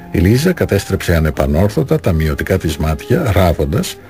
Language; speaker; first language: Greek; native; Greek